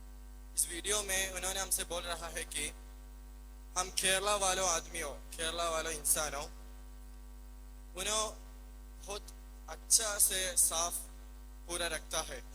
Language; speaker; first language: Hindi; non-native, local second language; Malayalam